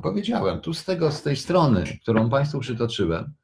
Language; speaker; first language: Polish; native; Polish